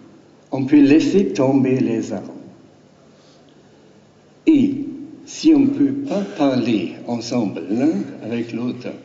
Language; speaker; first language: French; non-native, learner; German